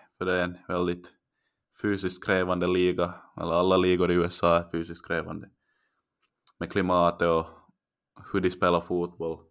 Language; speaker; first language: Swedish; native; Swedish